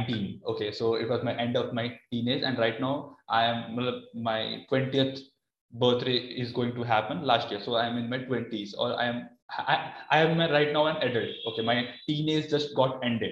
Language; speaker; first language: English; non-native, local second language; Odia